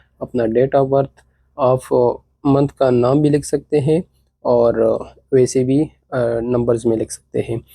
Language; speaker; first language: Urdu; non-native, local second language; Pashto